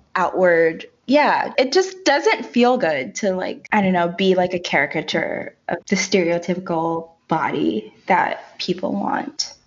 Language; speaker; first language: English; early bilingual, other home language; Haitian Creole